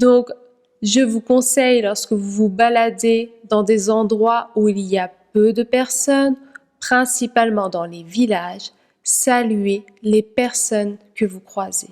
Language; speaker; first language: French; native; French